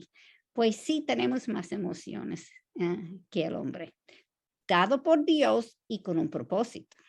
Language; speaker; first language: Spanish; non-native, fluent; English